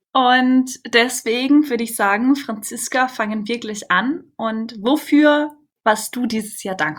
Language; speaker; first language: German; native; German